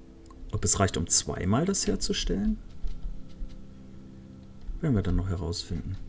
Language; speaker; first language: German; native; German